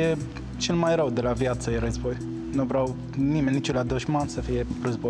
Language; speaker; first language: Romanian; non-native, learner; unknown